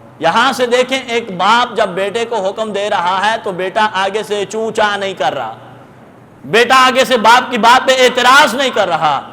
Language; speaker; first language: Urdu; non-native, local second language; Punjabi